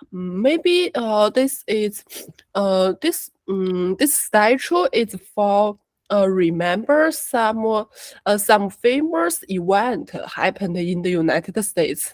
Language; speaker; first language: English; non-native, learner; Chinese